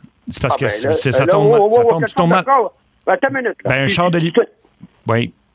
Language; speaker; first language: French; native; French